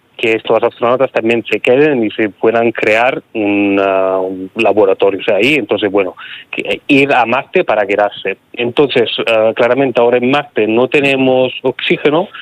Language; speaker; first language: Spanish; non-native, fluent; Italian